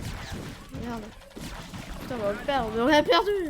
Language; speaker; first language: French; native; French